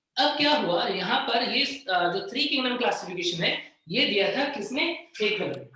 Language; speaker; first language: Hindi; native; Hindi